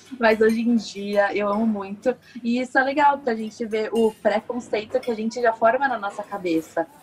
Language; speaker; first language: Portuguese; native; Portuguese